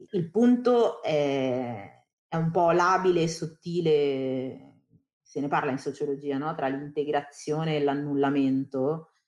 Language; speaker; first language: Italian; early bilingual, other home language; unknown